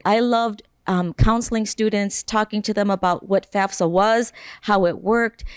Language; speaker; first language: English; native; English